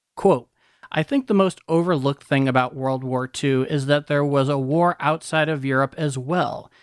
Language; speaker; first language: English; native; English